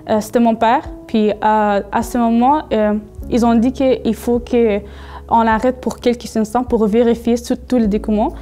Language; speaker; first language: French; non-native, learner; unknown